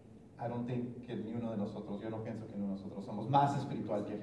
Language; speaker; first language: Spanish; early bilingual, heritage; English